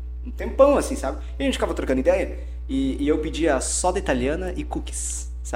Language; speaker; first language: Portuguese; early bilingual, heritage; Portuguese